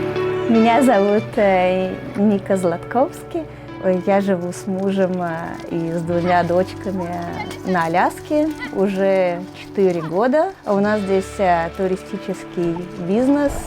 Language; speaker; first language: Russian; native; Russian